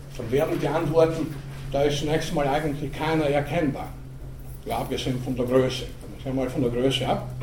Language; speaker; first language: German; native; German